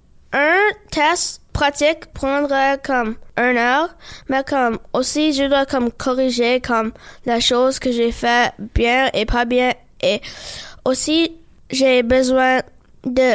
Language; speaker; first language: French; early bilingual, other home language; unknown